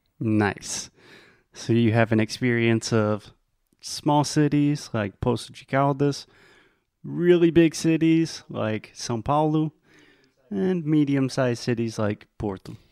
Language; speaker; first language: English; non-native, fluent; Portuguese